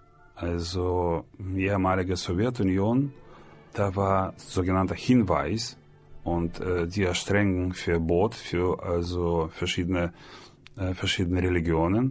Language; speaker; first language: German; non-native, learner; Russian